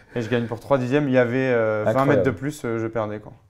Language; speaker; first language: French; native; French